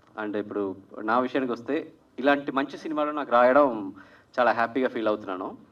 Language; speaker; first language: Telugu; native; Telugu